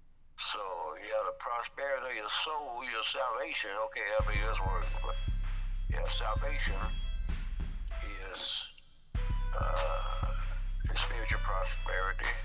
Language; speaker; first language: English; native; English